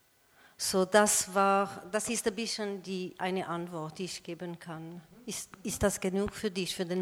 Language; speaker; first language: German; non-native, fluent; French